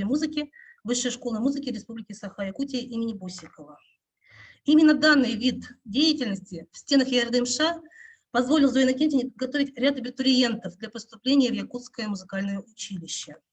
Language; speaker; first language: Russian; native; Russian